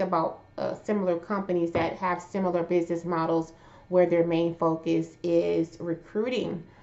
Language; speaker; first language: English; native; English